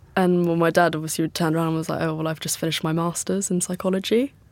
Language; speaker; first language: English; native; English